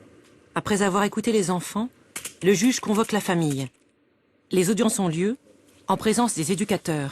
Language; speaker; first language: French; native; French